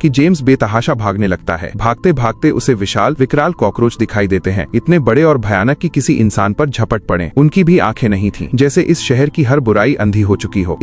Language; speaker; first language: Hindi; native; Hindi